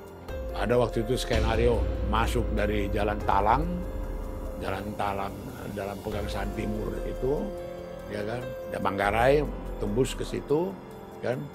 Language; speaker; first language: Indonesian; native; Indonesian